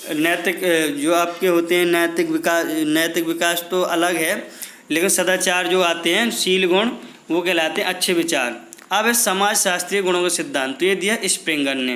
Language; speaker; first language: Hindi; native; Hindi